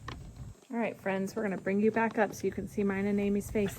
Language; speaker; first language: English; native; English